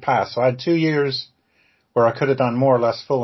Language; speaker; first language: English; native; English